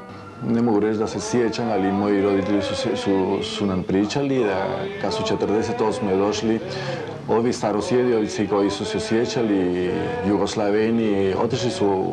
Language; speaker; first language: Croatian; early bilingual, heritage; Croatian